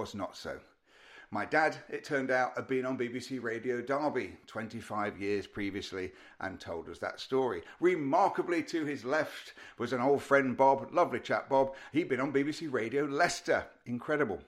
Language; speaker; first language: English; native; English